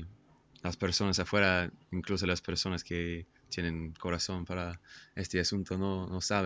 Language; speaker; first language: Spanish; non-native, fluent; English